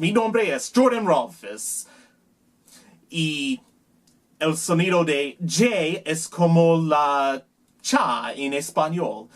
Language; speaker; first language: Spanish; non-native, learner; English